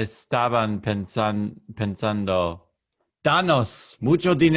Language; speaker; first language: Spanish; non-native, learner; English